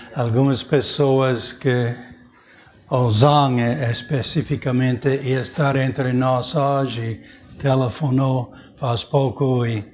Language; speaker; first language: Portuguese; non-native, fluent; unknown